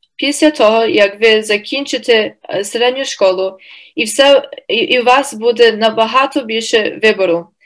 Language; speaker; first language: Ukrainian; early bilingual, heritage; Ukrainian